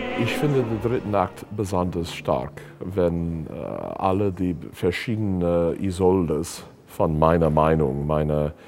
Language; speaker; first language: German; non-native, learner; English